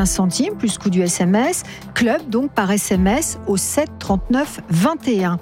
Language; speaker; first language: French; native; French